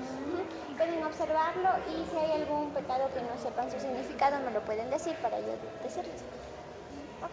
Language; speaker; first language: Spanish; native; Spanish